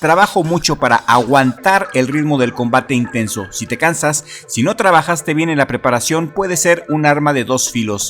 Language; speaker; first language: Spanish; native; Spanish